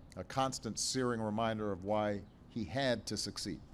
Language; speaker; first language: English; native; English